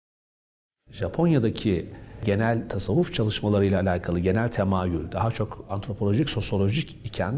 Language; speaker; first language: Turkish; native; Turkish